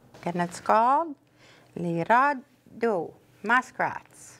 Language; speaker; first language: English; non-native, local second language; French